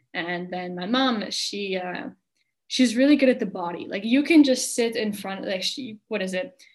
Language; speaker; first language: English; native; English